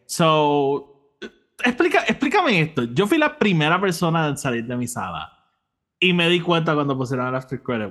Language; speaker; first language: Spanish; native; Spanish